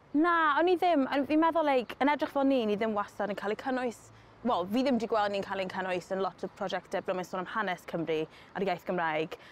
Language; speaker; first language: Welsh; non-native, local second language; English